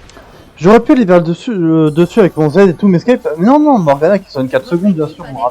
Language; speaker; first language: French; native; French